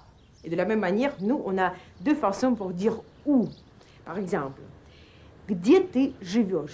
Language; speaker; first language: French; non-native, fluent; Russian